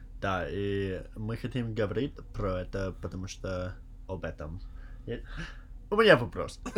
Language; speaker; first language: Russian; non-native, learner; English